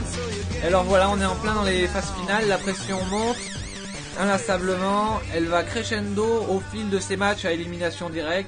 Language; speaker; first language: French; native; French